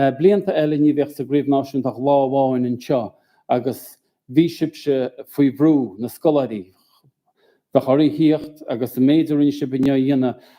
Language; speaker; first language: Irish; native; Irish